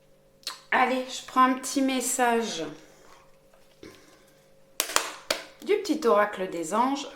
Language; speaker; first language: French; native; French